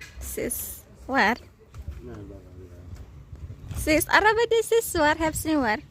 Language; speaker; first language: Turkish; non-native, learner; Indonesian